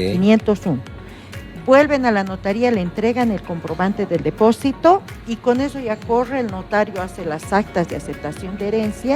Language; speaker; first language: Spanish; native; Spanish